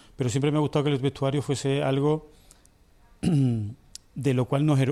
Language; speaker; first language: Spanish; native; Spanish